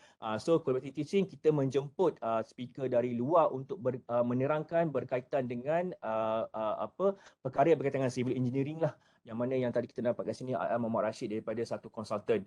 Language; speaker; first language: Malay; native; Malay